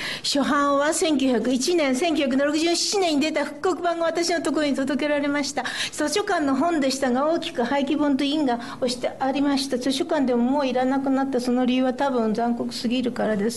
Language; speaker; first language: Japanese; native; Japanese